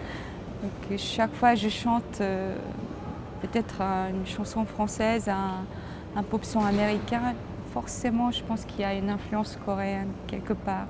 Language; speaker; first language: French; non-native, fluent; Korean